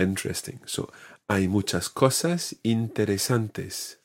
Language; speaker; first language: Spanish; non-native, fluent; English